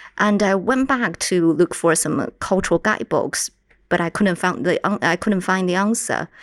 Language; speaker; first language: English; non-native, fluent; Chinese